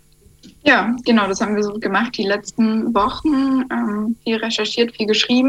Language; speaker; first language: German; native; German